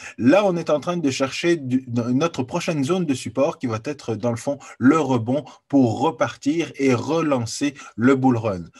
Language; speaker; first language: French; native; French